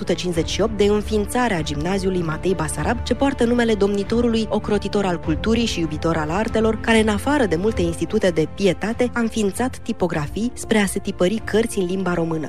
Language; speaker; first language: Romanian; native; Romanian